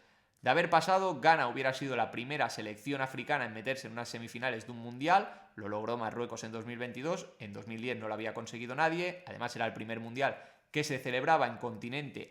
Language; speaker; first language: Spanish; native; Spanish